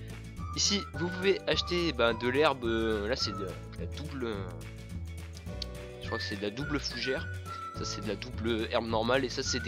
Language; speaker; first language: French; native; French